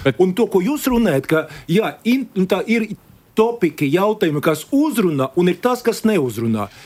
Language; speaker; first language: Latvian; non-native, local second language; Russian